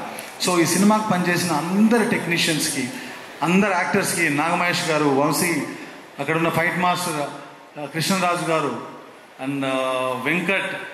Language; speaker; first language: Telugu; native; Telugu